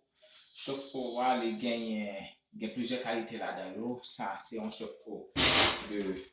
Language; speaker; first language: French; non-native, local second language; Haitian Creole